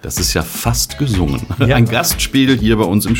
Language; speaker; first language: German; native; German